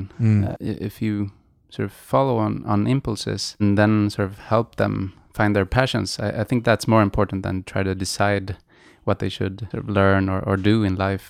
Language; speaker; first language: English; non-native, fluent; Swedish